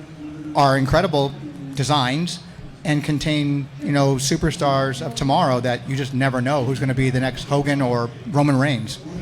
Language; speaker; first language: English; native; English